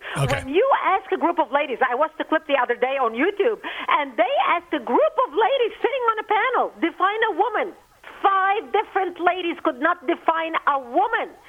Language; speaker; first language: English; non-native, fluent; Arabic